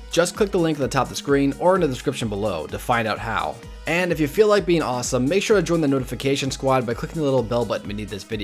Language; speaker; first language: English; native; English